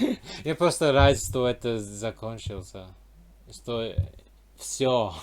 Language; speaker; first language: Russian; non-native, learner; English